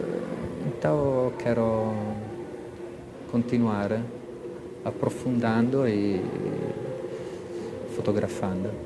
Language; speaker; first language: Portuguese; non-native, fluent; Italian